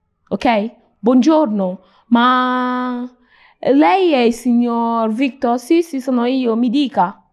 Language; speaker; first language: Italian; non-native, fluent; Nigerian Pidgin